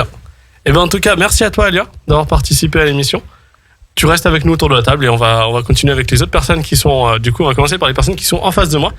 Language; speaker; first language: French; native; French